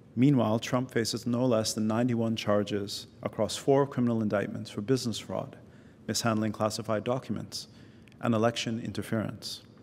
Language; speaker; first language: English; native; English